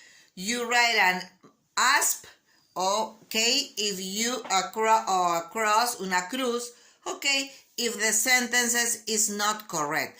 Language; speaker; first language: English; non-native, learner; Spanish